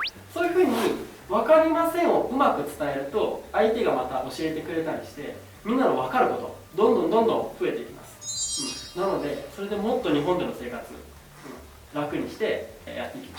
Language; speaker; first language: Japanese; native; Japanese